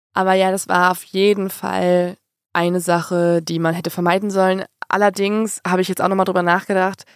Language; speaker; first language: German; native; German